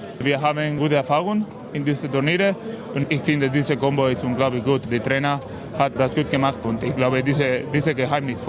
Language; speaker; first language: German; non-native, learner; Spanish